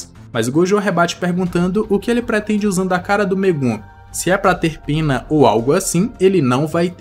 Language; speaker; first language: Portuguese; native; Portuguese